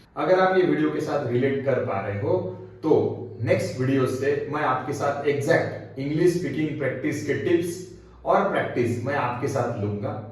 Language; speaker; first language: Hindi; non-native, local second language; Marathi